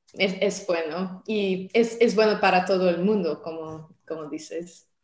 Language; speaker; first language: Spanish; non-native, learner; French